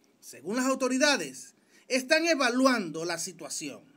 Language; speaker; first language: Spanish; native; Spanish